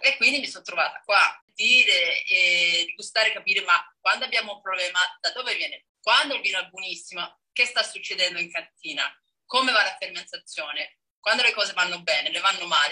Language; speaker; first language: Italian; non-native, fluent; Danish